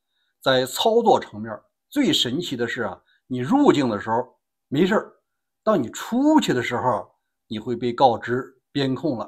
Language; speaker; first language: Chinese; native; Chinese